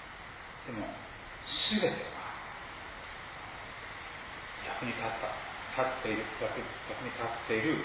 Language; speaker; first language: Japanese; non-native, fluent; English